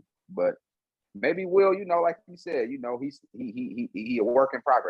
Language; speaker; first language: English; native; English